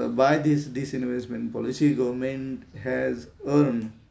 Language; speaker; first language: English; non-native, local second language; Marathi